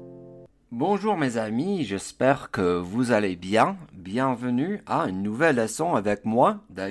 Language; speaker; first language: French; non-native, fluent; English